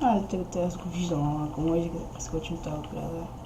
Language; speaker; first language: Bulgarian; native; Bulgarian